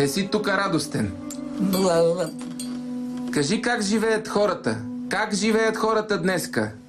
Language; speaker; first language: Bulgarian; native; Bulgarian